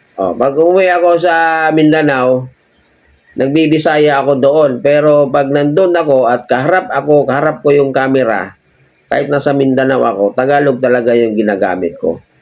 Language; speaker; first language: Filipino; non-native, local second language; Cebuano